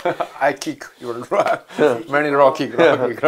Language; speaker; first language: English; non-native, learner; Japanese